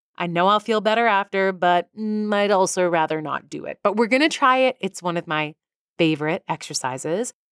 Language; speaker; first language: English; early bilingual, other home language; Persian